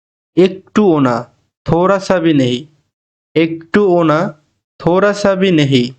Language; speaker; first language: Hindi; non-native, fluent; Bangla